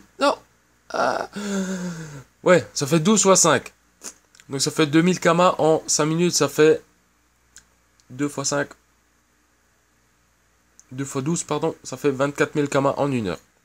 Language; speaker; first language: French; native; French